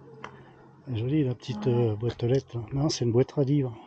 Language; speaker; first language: French; native; French